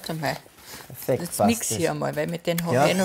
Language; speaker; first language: German; native; German